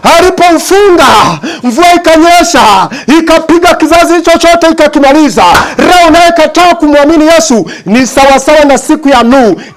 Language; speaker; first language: Swahili; native; Swahili